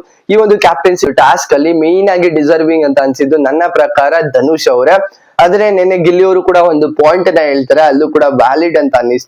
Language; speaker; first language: Kannada; native; Kannada